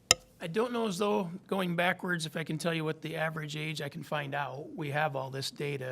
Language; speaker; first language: English; native; English